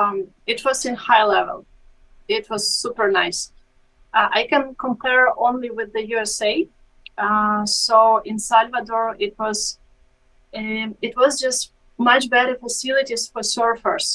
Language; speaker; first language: English; non-native, fluent; Ukrainian